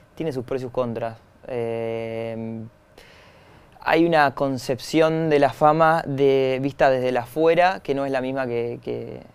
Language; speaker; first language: Spanish; native; Spanish